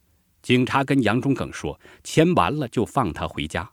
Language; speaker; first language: Chinese; native; Chinese